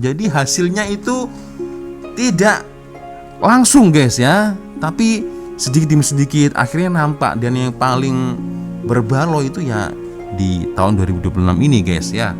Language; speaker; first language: Indonesian; native; Indonesian